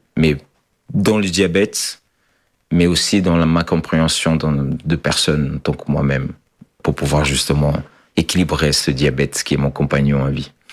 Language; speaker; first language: French; non-native, fluent; Portuguese